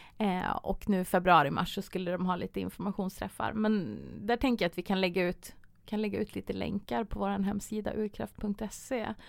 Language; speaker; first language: Swedish; native; Swedish